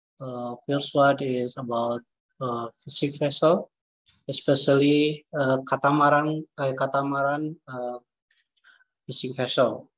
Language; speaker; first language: English; non-native, learner; Indonesian